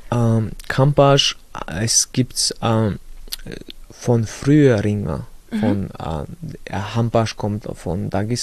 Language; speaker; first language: German; early bilingual, other home language; Chechen